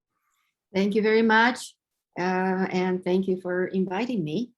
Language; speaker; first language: English; non-native, fluent; Romanian